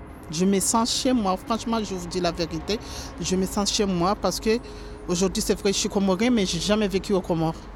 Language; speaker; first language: French; non-native, local second language; Ngazidja Comorian